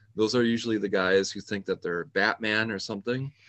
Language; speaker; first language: English; native; English